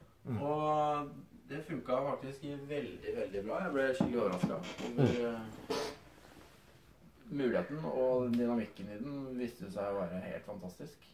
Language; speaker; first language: Norwegian; native; Norwegian